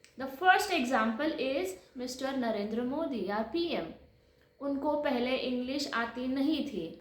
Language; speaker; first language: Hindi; non-native, local second language; Marathi